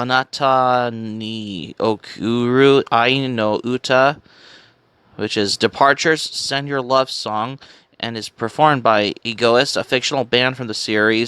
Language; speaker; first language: English; native; English